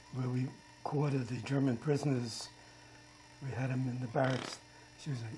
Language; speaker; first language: English; native; English